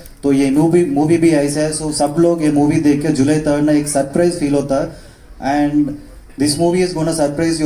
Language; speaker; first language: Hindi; non-native, local second language; Telugu